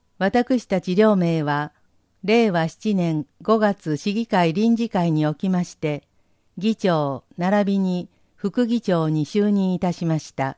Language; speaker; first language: Japanese; native; Japanese